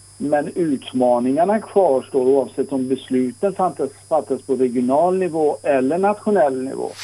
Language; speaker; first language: Swedish; non-native, fluent; Persian